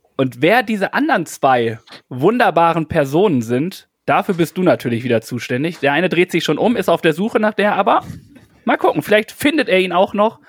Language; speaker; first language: German; native; German